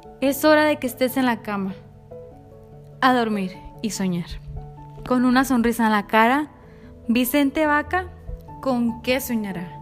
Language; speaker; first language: Spanish; native; Spanish